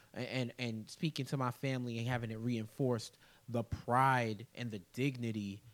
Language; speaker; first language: English; early bilingual, other home language; Haitian Creole